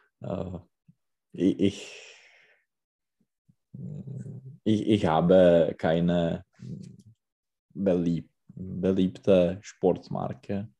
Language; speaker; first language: German; non-native, learner; Czech